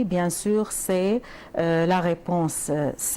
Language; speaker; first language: French; non-native, fluent; Arabic